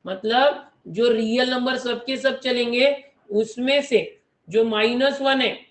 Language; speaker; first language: Hindi; non-native, local second language; Marathi